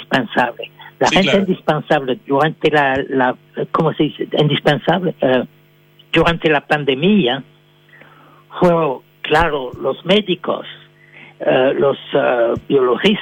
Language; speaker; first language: Spanish; non-native, fluent; French